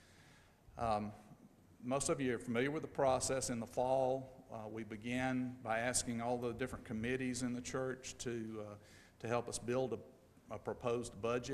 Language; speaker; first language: English; native; English